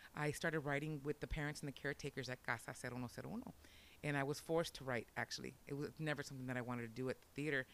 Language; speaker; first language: English; early bilingual, other home language; Spanish